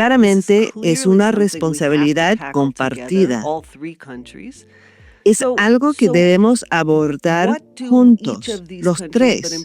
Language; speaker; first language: Spanish; non-native, fluent; English